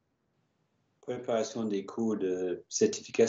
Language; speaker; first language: French; non-native, fluent; English